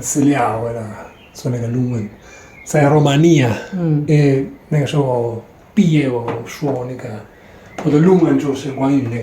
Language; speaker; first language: Chinese; non-native, fluent; Italian